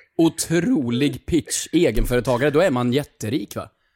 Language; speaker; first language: Swedish; native; Swedish